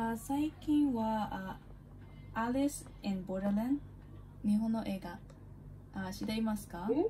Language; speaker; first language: Japanese; non-native, learner; Burmese